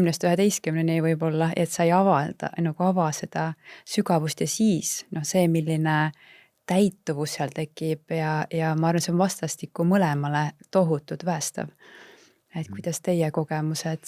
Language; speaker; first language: Estonian; native; Estonian